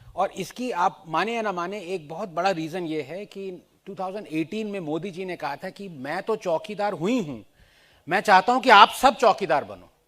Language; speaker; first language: Hindi; non-native, local second language; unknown